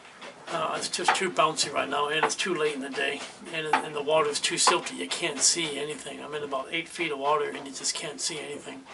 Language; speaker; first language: English; native; English